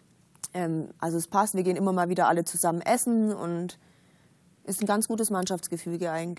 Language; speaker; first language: German; native; German